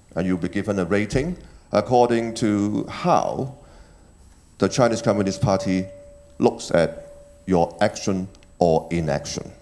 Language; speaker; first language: English; non-native, local second language; Cantonese